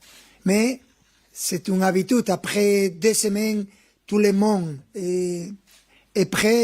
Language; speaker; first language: French; non-native, fluent; Spanish